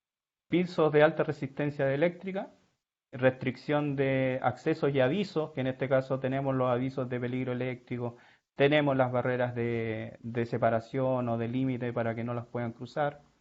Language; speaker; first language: Spanish; native; Spanish